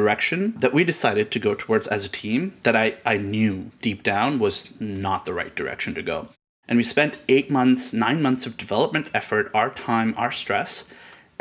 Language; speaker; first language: English; non-native, local second language; Urdu